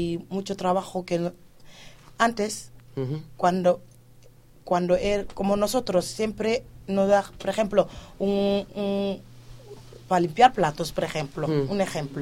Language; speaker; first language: Spanish; non-native, fluent; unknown